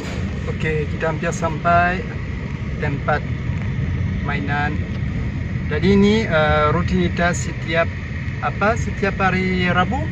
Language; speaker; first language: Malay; non-native, fluent; French